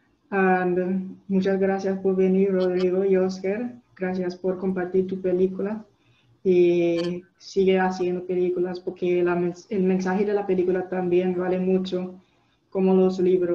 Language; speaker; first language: Spanish; non-native, fluent; English